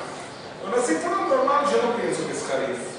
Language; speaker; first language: Spanish; non-native, fluent; Portuguese